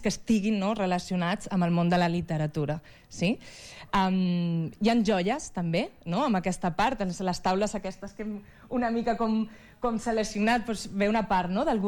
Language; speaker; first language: Catalan; native; Catalan